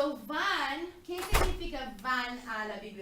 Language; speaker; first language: Spanish; non-native, learner; English